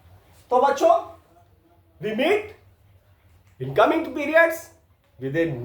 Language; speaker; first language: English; non-native, local second language; Hindi